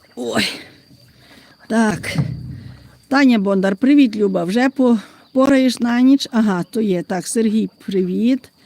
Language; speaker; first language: Ukrainian; native; Ukrainian